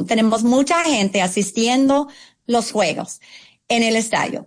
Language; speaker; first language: Spanish; non-native, fluent; English